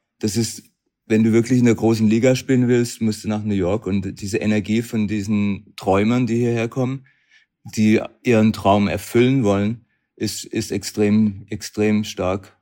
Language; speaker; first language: German; native; German